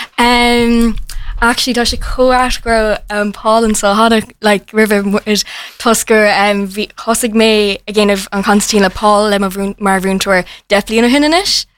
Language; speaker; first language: Irish; non-native, local second language; English